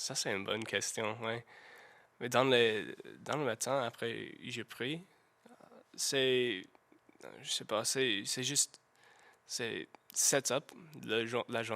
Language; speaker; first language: French; non-native, learner; English